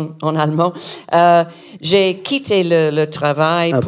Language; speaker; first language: French; non-native, learner; English